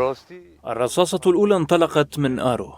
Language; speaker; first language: Arabic; non-native, local second language; Kurdish